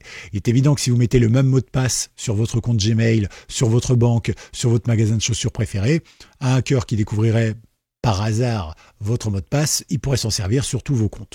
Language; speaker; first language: French; native; French